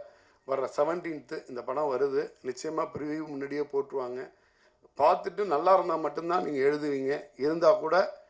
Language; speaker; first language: Tamil; native; Tamil